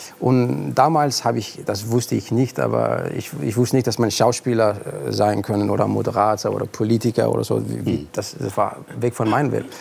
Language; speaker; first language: German; non-native, fluent; Arabic